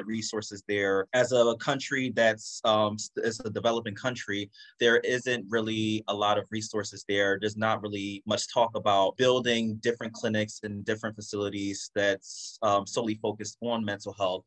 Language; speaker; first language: English; native; English